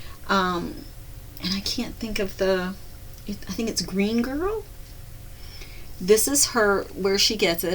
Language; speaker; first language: English; native; English